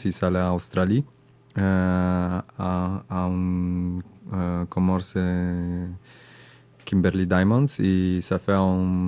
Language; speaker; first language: French; non-native, learner; Indonesian